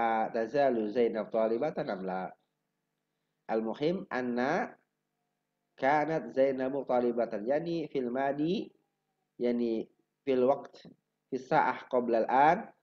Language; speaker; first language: Arabic; non-native, fluent; Indonesian